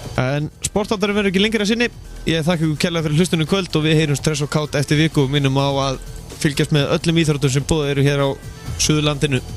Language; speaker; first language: Icelandic; native; Icelandic